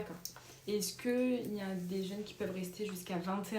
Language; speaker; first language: French; native; French